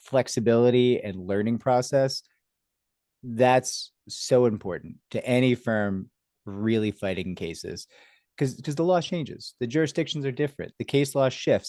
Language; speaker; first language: English; native; English